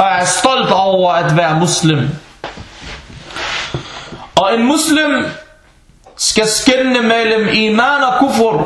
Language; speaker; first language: Danish; non-native, fluent; Arabic